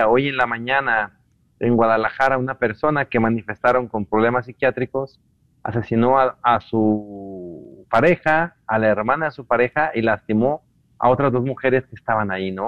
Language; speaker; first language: Spanish; native; Spanish